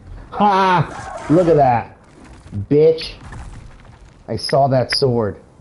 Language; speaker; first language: English; native; English